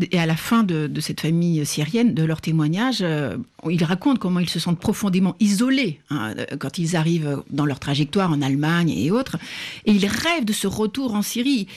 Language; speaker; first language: French; native; French